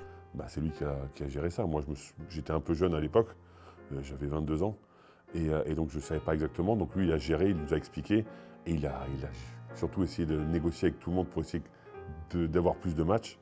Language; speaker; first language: French; native; French